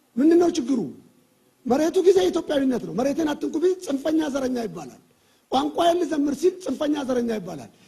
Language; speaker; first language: Amharic; non-native, local second language; Oromo